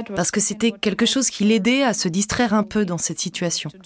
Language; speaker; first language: French; non-native, fluent; Ukrainian